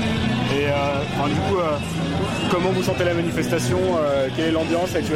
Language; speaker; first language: French; native; French